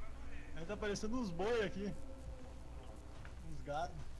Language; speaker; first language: Portuguese; native; Portuguese